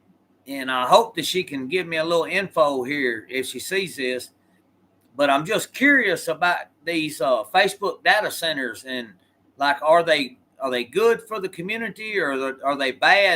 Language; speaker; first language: English; native; English